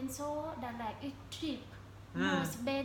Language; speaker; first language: English; non-native, learner; Vietnamese